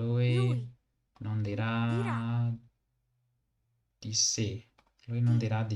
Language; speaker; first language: Italian; non-native, learner; English